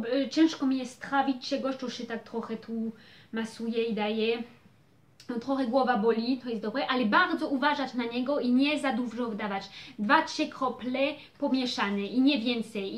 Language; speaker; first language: Polish; early bilingual, heritage; Polish